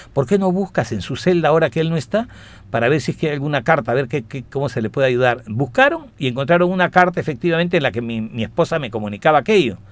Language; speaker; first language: Spanish; native; Spanish